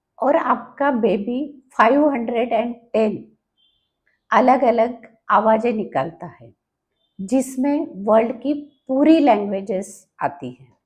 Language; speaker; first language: Hindi; non-native, local second language; Marathi